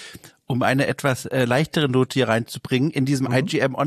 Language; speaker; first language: German; native; German